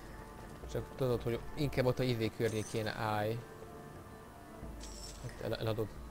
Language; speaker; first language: Hungarian; native; Hungarian